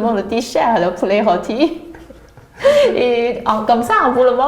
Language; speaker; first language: French; non-native, learner; Chinese